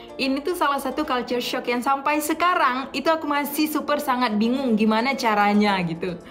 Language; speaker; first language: Indonesian; native; Indonesian